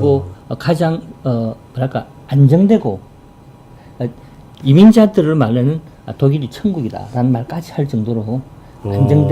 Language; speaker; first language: Korean; native; Korean